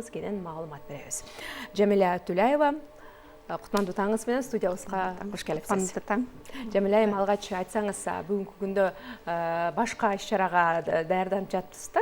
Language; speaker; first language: Kyrgyz; native; Kyrgyz